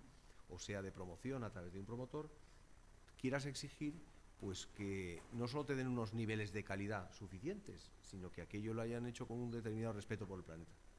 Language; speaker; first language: Spanish; native; Spanish